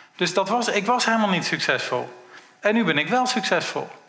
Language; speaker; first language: Dutch; native; Dutch